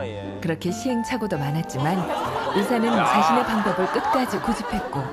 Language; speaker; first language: Korean; native; Korean